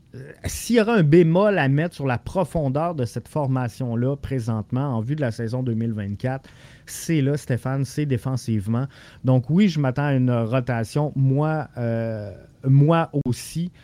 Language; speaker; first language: French; native; French